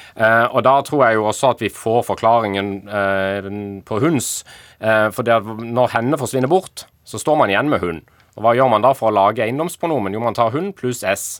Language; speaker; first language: Norwegian; native; Norwegian